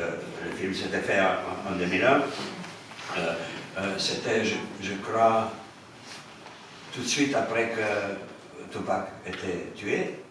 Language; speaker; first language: French; non-native, fluent; Romanian